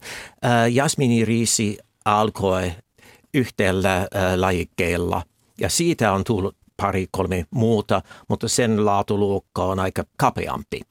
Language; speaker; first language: Finnish; non-native, fluent; English